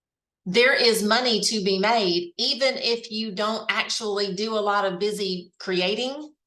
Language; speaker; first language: English; native; English